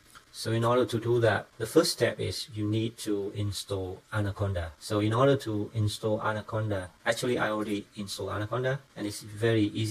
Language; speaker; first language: English; non-native, fluent; Vietnamese